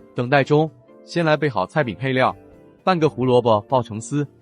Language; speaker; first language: Chinese; native; Chinese